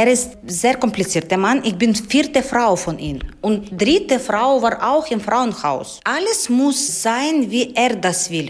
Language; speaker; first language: German; non-native, learner; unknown